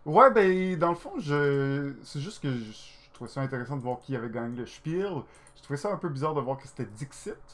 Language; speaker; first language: French; native; French